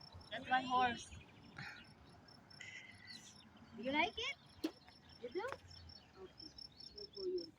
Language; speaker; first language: English; non-native, local second language; Filipino